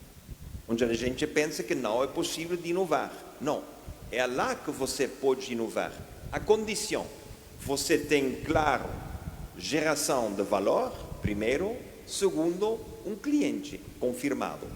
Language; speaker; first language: Portuguese; non-native, fluent; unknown